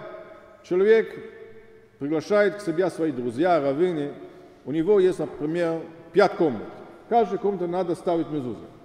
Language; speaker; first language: Russian; non-native, fluent; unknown